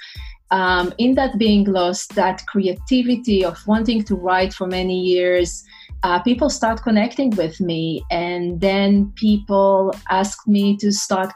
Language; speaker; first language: English; non-native, fluent; Hebrew